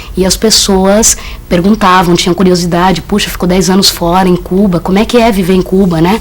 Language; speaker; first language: Portuguese; native; Portuguese